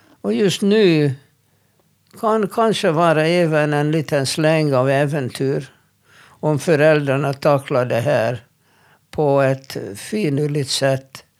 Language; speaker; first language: Swedish; non-native, fluent; Hungarian